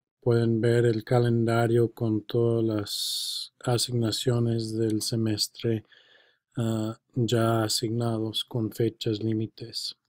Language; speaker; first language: Spanish; non-native, fluent; English